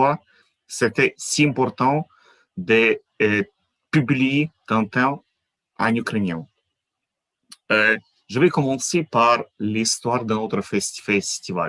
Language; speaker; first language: French; non-native, fluent; Ukrainian